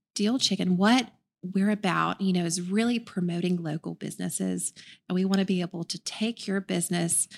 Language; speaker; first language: English; native; English